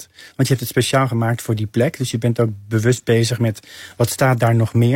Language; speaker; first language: Dutch; native; Dutch